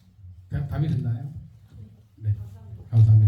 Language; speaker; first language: Korean; native; Korean